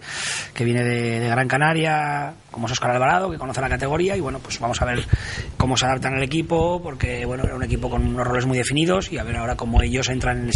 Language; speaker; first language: Spanish; native; Spanish